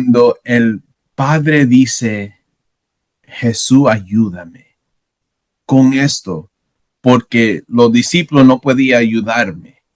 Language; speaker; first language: Spanish; non-native, learner; English